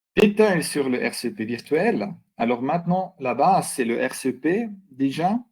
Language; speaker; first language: French; non-native, local second language; German